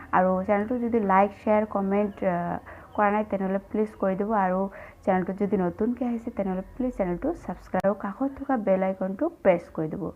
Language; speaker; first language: Assamese; non-native, local second language; Bangla